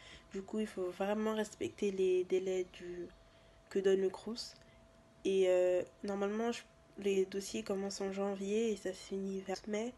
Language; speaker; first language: French; native; French